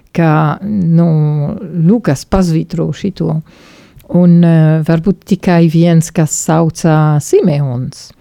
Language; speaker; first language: Latvian; non-native, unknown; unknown